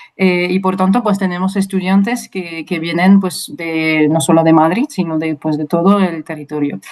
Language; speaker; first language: Spanish; non-native, fluent; French